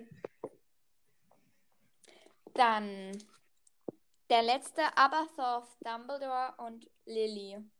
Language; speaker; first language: German; native; German